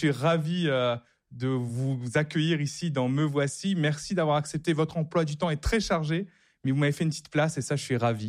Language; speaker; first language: French; native; French